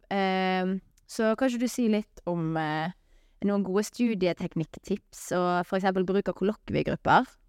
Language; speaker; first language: Norwegian; native; Norwegian